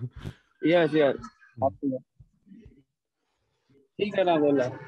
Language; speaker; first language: Chinese; non-native, learner; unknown